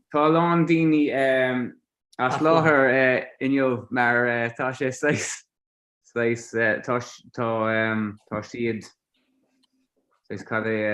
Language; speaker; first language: Irish; non-native, local second language; English